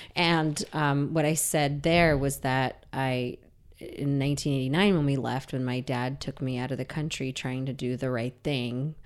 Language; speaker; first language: English; early bilingual, other home language; Russian